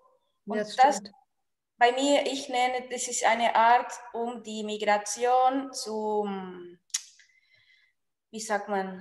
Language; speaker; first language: German; non-native, fluent; Spanish